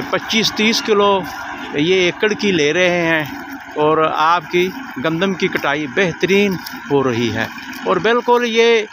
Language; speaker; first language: Urdu; non-native, local second language; Punjabi